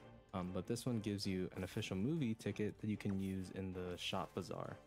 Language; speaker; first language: English; native; English